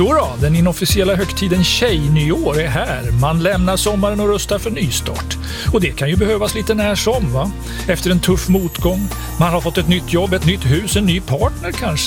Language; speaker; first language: Swedish; native; Swedish